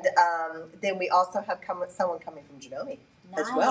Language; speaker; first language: English; native; English